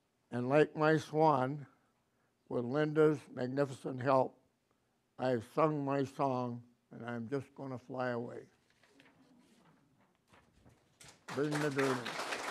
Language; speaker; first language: English; native; English